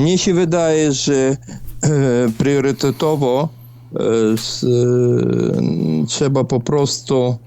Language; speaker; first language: Polish; non-native, fluent; Ukrainian